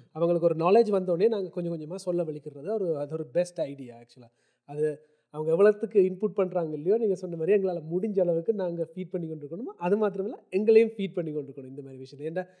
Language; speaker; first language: Tamil; early bilingual, heritage; Tamil